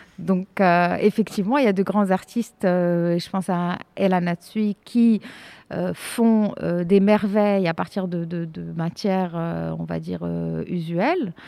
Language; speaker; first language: French; non-native, local second language; Arabic